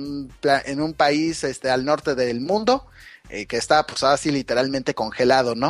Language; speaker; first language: Spanish; native; Spanish